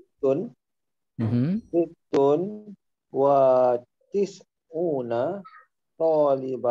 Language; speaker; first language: Arabic; non-native, learner; Malay